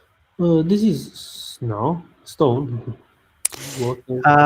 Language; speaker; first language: English; non-native, learner; Italian